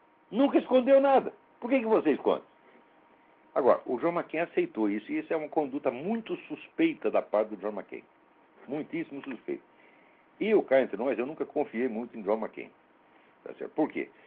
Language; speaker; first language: Portuguese; native; Portuguese